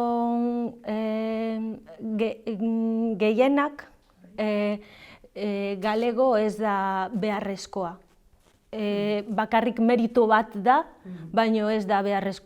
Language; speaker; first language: Basque; non-native, learner; Galician